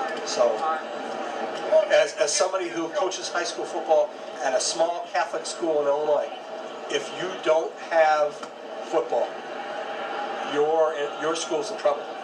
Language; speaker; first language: English; native; English